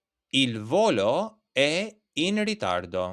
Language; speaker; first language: Italian; non-native, fluent; Albanian